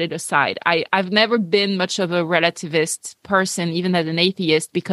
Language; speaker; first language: English; non-native, fluent; French